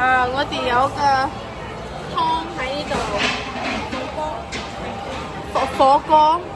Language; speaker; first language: Cantonese; early bilingual, heritage; English